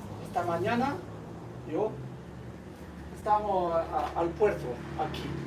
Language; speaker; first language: Spanish; non-native, learner; French